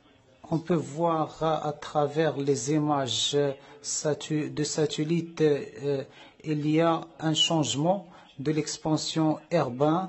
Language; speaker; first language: French; non-native, learner; Arabic